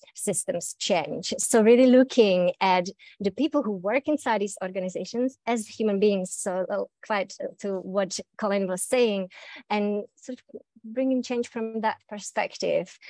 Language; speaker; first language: English; native; English